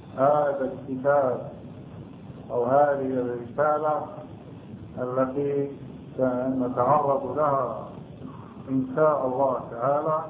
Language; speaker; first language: Arabic; native; Arabic